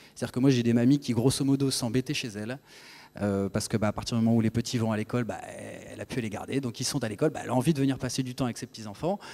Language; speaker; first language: French; native; French